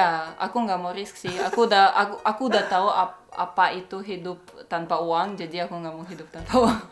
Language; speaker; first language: Indonesian; non-native, fluent; Russian